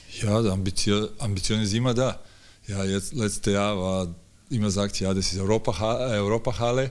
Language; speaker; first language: German; non-native, learner; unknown